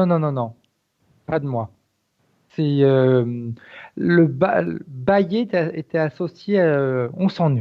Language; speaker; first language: French; native; French